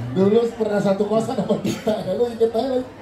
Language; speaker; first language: Indonesian; native; Indonesian